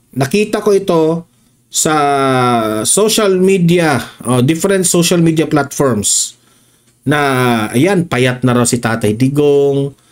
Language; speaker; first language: Filipino; non-native, local second language; Cebuano